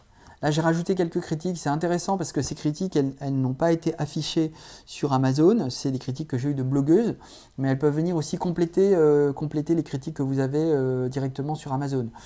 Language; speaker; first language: French; native; French